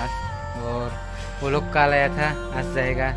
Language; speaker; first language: Hindi; non-native, local second language; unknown